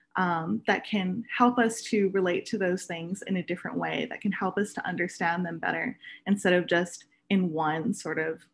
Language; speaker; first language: English; native; English